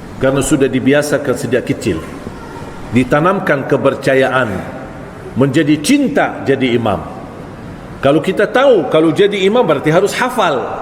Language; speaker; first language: Malay; non-native, fluent; Arabic